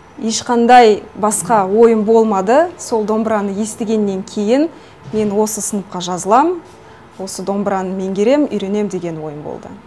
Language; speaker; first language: Kazakh; non-native, local second language; Russian